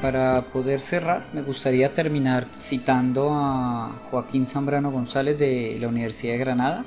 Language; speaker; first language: Spanish; native; Spanish